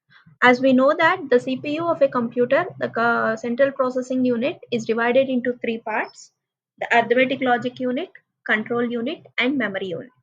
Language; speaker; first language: English; non-native, local second language; Telugu